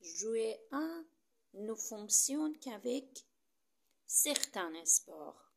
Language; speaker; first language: French; non-native, fluent; Persian